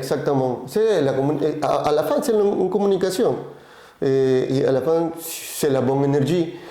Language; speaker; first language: French; non-native, learner; Spanish